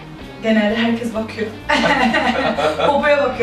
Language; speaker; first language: Turkish; early bilingual, heritage; Turkish